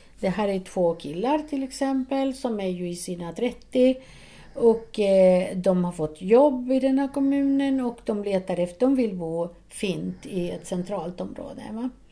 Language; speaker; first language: Swedish; non-native, fluent; Spanish